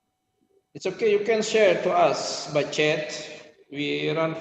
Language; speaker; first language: English; non-native, learner; Indonesian